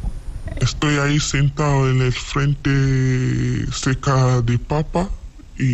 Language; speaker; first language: Spanish; non-native, learner; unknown